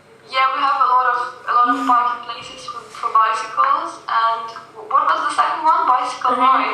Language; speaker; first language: English; non-native, fluent; Russian